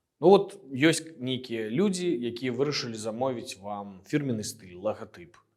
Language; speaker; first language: Belarusian; non-native, local second language; Russian